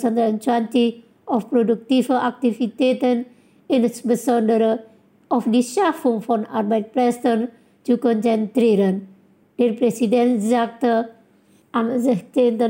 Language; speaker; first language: German; non-native, fluent; Indonesian